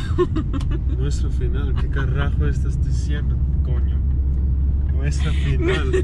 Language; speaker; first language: Spanish; non-native, learner; English